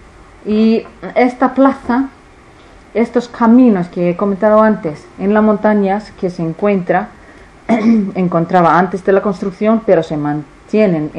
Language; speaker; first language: Spanish; non-native, fluent; Icelandic